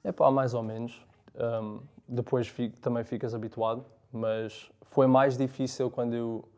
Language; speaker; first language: Portuguese; early bilingual, other home language; English